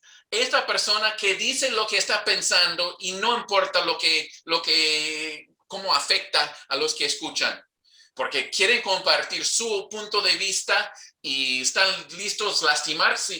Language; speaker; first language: Spanish; non-native, fluent; English